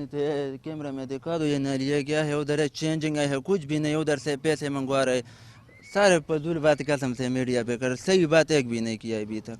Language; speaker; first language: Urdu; non-native, local second language; Pashto